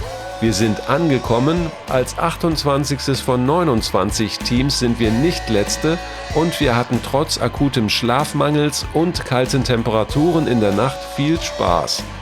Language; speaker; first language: German; native; German